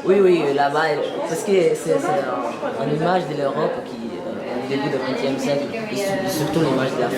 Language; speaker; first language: French; non-native, learner; Portuguese